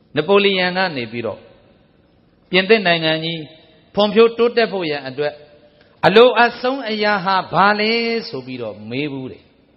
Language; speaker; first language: Burmese; native; Burmese